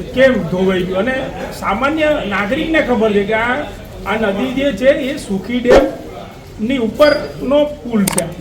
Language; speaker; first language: Gujarati; native; Gujarati